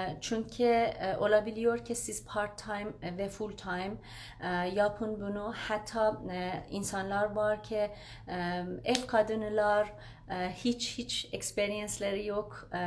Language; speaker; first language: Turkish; non-native, learner; Persian